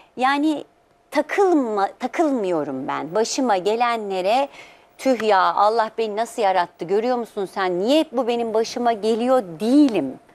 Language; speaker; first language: Turkish; native; Turkish